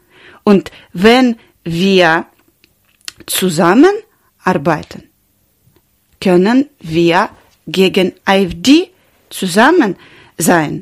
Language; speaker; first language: German; non-native, learner; Ukrainian